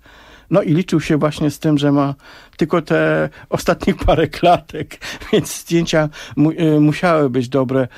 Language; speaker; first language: Polish; native; Polish